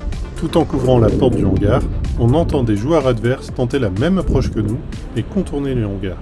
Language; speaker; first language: French; native; French